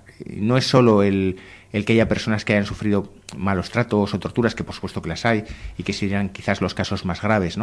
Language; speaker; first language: Spanish; native; Spanish